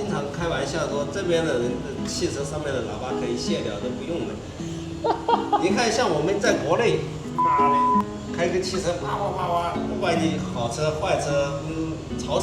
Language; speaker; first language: Chinese; native; Chinese